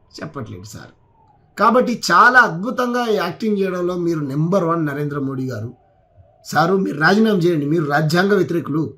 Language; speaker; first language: Telugu; native; Telugu